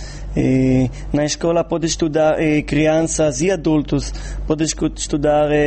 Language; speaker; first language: Portuguese; non-native, fluent; Hebrew